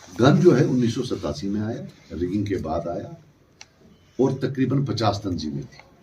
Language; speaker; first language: Urdu; non-native, local second language; Kashmiri